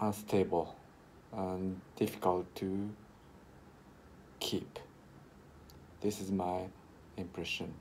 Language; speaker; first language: English; non-native, learner; Japanese